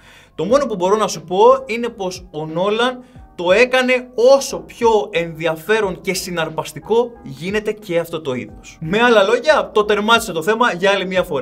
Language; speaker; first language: Greek; native; Greek